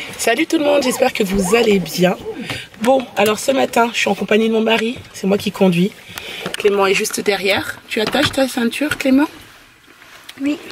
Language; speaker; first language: French; native; French